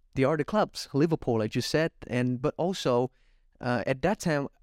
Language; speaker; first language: English; non-native, fluent; Vietnamese